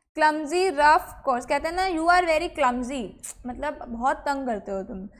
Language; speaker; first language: Hindi; native; Hindi